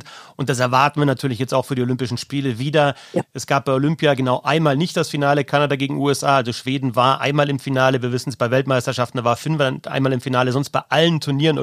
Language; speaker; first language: German; native; German